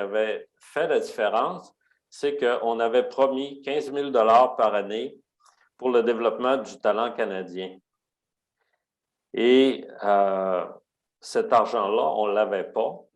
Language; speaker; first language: French; native; French